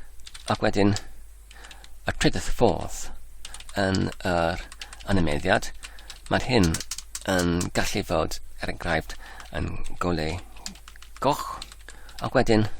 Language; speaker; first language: Welsh; non-native, learner; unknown